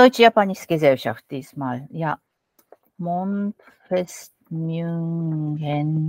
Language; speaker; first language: German; non-native, fluent; Japanese